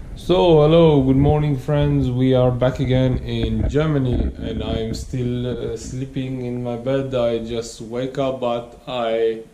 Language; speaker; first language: English; non-native, learner; Latvian